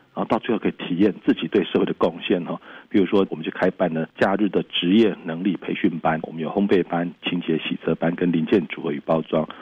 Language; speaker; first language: Chinese; native; Chinese